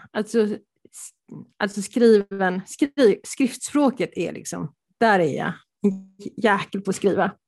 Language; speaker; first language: Swedish; early bilingual, other home language; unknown